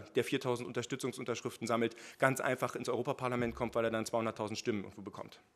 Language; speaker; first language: German; native; German